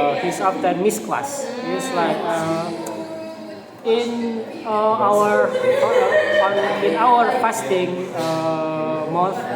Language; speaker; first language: English; non-native, learner; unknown